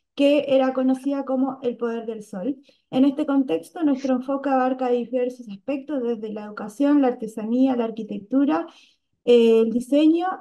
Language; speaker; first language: Spanish; native; Spanish